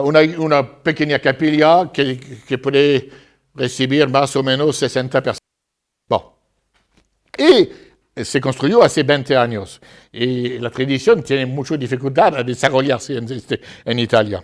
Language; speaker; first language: Spanish; non-native, fluent; French